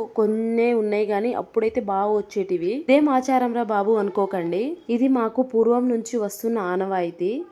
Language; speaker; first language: Telugu; non-native, local second language; Lambadi